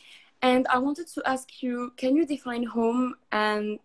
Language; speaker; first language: English; non-native, fluent; Arabic